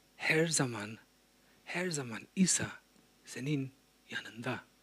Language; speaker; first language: Turkish; non-native, fluent; English